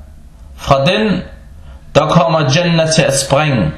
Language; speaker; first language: Danish; non-native, fluent; Arabic